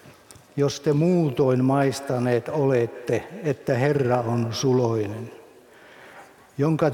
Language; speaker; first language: Finnish; native; Finnish